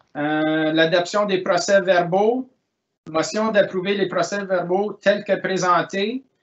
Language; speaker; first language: French; native; French